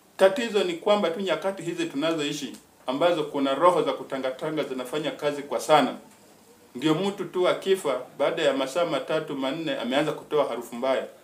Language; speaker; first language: Swahili; native; Swahili